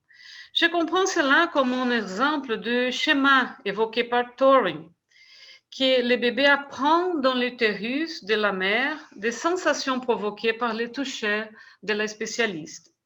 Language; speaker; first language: French; non-native, fluent; Portuguese